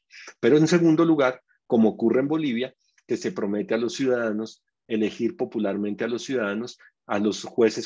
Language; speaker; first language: Spanish; native; Spanish